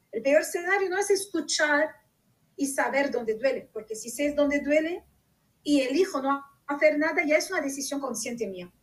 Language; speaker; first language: Spanish; non-native, fluent; Arabic